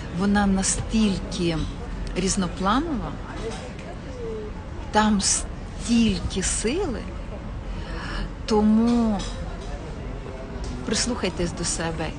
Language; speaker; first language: Ukrainian; native; Ukrainian